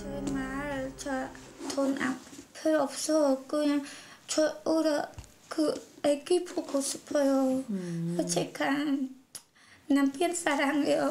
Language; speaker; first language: Korean; non-native, learner; Khmer